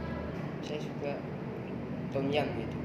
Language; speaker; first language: Indonesian; non-native, learner; Malay